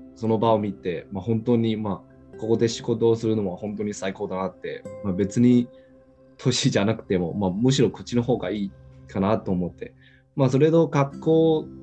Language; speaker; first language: Japanese; non-native, fluent; Chinese